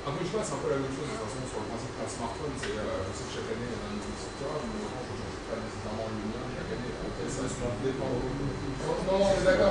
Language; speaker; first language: French; native; French